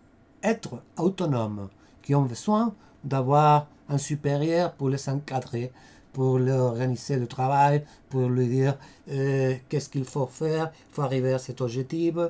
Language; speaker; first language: French; non-native, fluent; Spanish